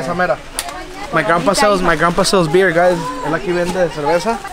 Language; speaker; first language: Spanish; early bilingual, heritage; Spanish